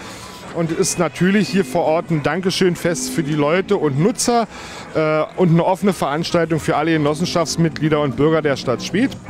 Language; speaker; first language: German; native; German